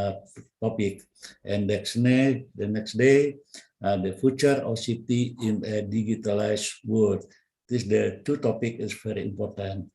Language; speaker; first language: English; non-native, learner; Indonesian